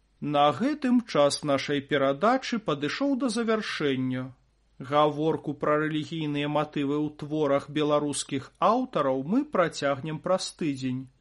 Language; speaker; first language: Belarusian; native; Belarusian